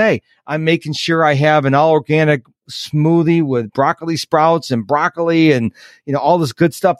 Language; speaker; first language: English; native; English